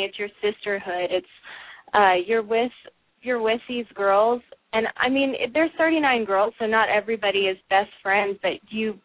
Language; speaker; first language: English; native; English